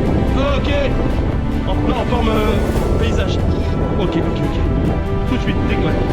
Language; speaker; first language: French; native; French